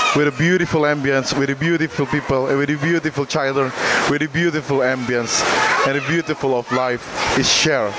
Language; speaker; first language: English; non-native, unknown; Indonesian